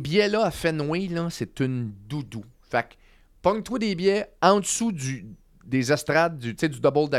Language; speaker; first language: French; native; French